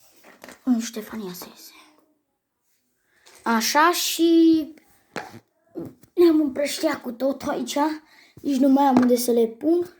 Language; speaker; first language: Romanian; native; Romanian